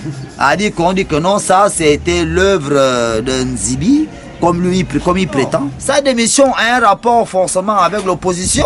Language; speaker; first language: French; non-native, local second language; Fang